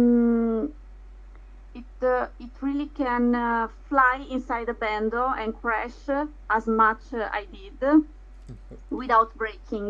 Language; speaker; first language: English; non-native, fluent; Italian